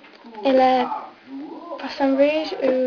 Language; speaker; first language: French; non-native, learner; English